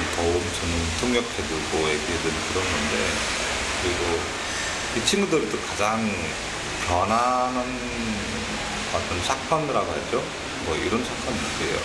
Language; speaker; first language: Korean; non-native, fluent; Nepali